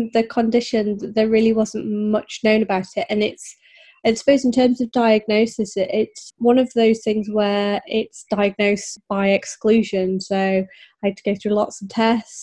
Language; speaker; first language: English; native; English